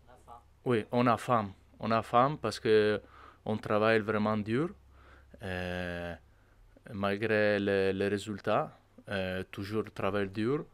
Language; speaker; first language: French; non-native, learner; Italian